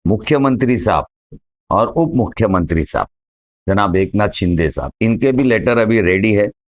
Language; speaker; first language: Hindi; non-native, local second language; Marathi